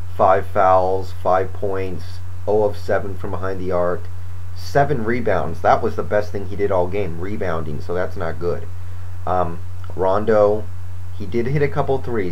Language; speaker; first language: English; native; English